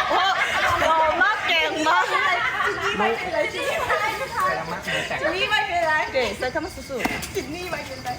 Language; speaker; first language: Thai; non-native, learner; Korean